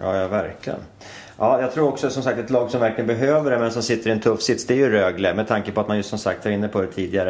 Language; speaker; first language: Swedish; native; Swedish